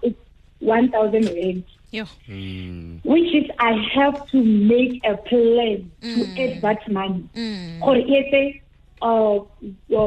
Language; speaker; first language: English; non-native, local second language; Venda